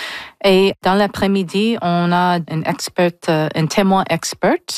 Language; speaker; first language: French; non-native, local second language; English